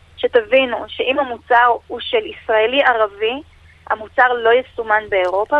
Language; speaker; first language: Hebrew; native; Hebrew